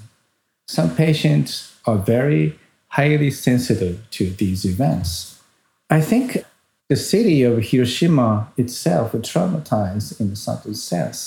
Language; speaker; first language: English; non-native, fluent; Japanese